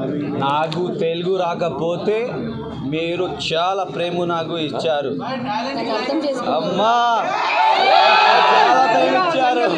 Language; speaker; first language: Telugu; non-native, local second language; Hindi